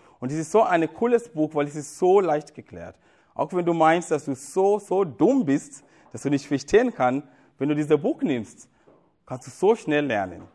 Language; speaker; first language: German; non-native, fluent; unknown